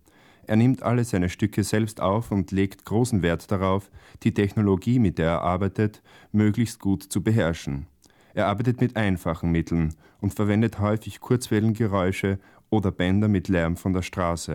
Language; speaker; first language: German; native; German